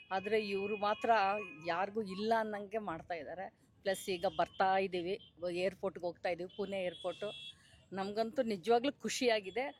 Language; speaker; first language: Kannada; native; Kannada